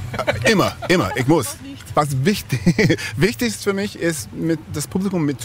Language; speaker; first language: German; non-native, learner; English